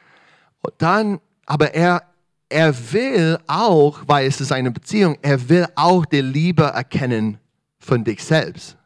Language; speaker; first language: German; non-native, fluent; English